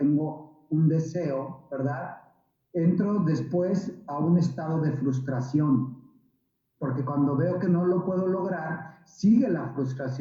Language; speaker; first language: Spanish; native; Spanish